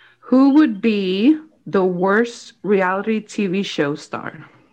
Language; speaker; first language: English; early bilingual, other home language; Spanish